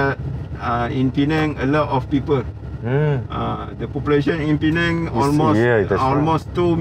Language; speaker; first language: English; non-native, learner; Malay